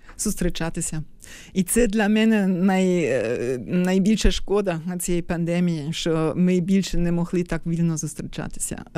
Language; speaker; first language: Ukrainian; non-native, fluent; German